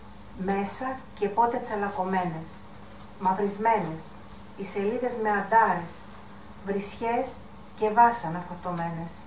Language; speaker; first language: Greek; native; Greek